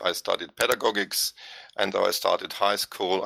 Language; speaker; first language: English; non-native, fluent; German